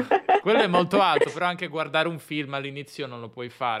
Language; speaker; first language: Italian; native; Italian